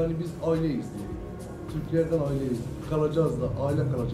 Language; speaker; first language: Turkish; non-native, fluent; Arabic